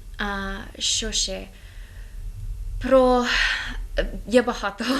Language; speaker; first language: Ukrainian; non-native, learner; English